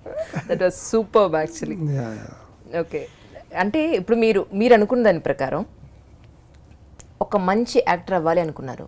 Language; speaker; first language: Telugu; native; Telugu